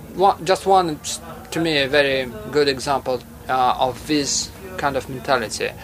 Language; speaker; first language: English; non-native, fluent; Russian